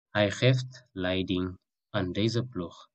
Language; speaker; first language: Dutch; non-native, fluent; Tigrinya